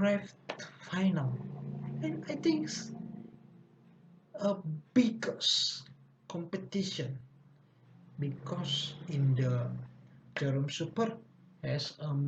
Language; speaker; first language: English; non-native, learner; Indonesian